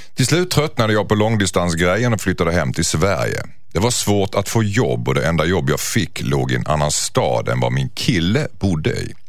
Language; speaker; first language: Swedish; native; Swedish